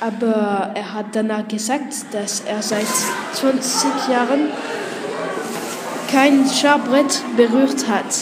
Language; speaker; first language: German; non-native, learner; French